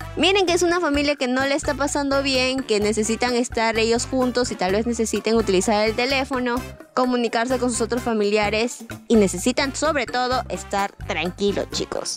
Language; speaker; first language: Spanish; native; Spanish